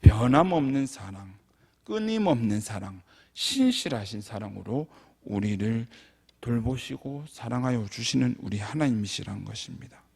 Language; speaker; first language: Korean; native; Korean